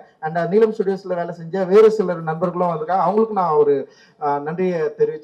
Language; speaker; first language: Tamil; native; Tamil